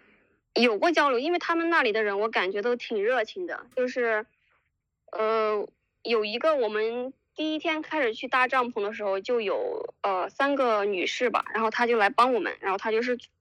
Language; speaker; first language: Chinese; native; Chinese